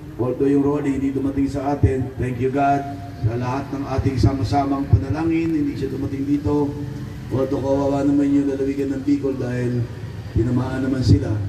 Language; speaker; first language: Filipino; native; Filipino